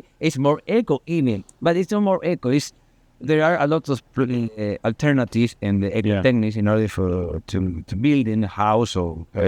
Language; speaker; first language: English; non-native, learner; Spanish